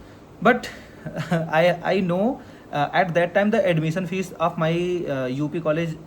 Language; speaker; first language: English; non-native, learner; Hindi